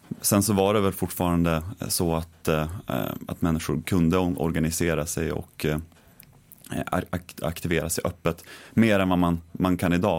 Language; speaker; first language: Swedish; native; Swedish